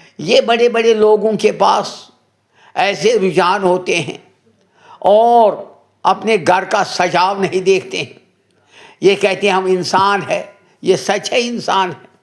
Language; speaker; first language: Hindi; non-native, local second language; Kashmiri